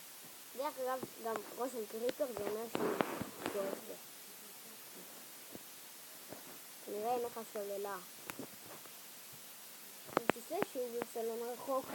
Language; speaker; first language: Hebrew; native; Hebrew